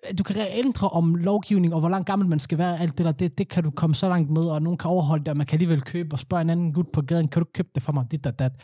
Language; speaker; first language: Danish; early bilingual, other home language; Somali